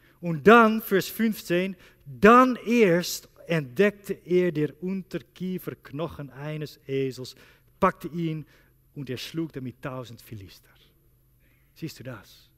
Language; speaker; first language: German; non-native, learner; Dutch